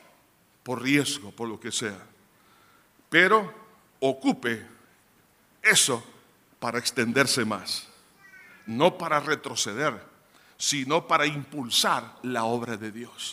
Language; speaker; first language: Spanish; native; Spanish